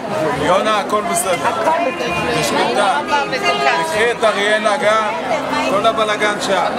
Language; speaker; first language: Hebrew; native; Hebrew